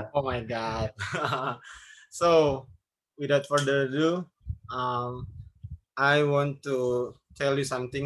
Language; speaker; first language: English; non-native, learner; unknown